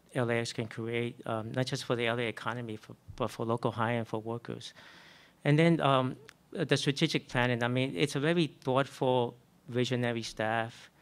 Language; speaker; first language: English; native; English